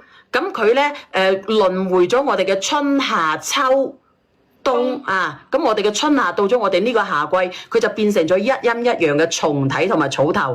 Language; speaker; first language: Cantonese; native; Cantonese